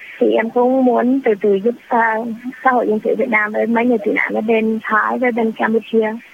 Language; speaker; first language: Vietnamese; early bilingual, heritage; Vietnamese